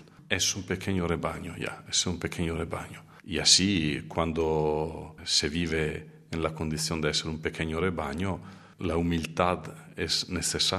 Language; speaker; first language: Spanish; non-native, fluent; Italian